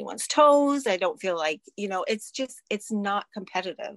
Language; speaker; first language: English; native; English